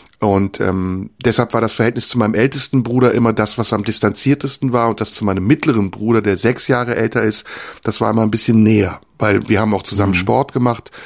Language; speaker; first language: German; early bilingual, other home language; Turkish